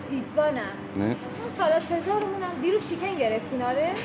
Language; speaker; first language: Persian; native; Persian